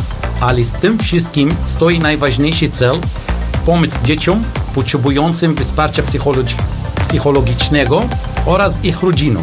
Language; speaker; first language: Polish; non-native, learner; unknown